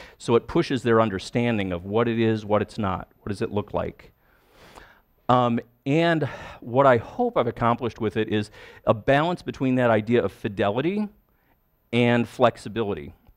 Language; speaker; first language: English; native; English